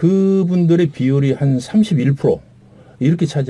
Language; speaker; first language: Korean; native; Korean